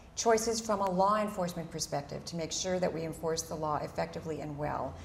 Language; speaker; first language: English; native; English